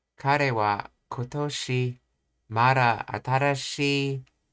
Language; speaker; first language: Japanese; non-native, learner; English